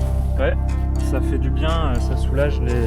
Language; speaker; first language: French; native; French